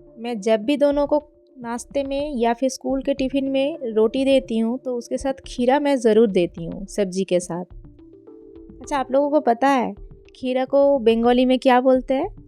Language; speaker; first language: Hindi; non-native, local second language; Bangla